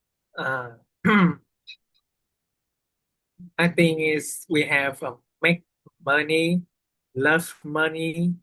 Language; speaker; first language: English; non-native, learner; Vietnamese